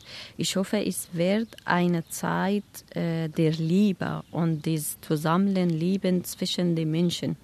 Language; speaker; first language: German; non-native, learner; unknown